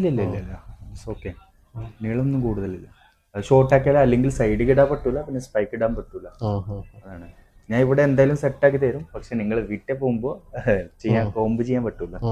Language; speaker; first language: Malayalam; non-native, local second language; Punjabi